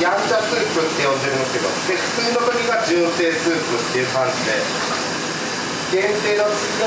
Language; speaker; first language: Japanese; native; Japanese